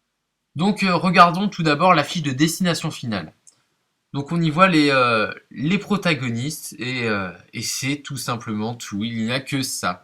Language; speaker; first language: French; native; French